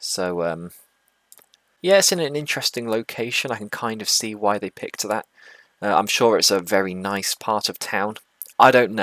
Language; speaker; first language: English; native; English